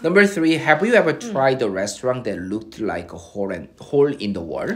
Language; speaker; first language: English; non-native, fluent; Korean